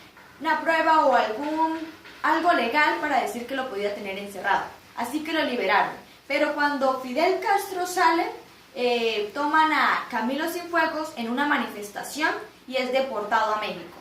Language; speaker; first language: Spanish; native; Spanish